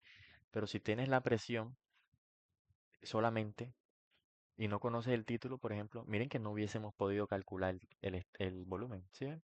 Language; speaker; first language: Spanish; native; Spanish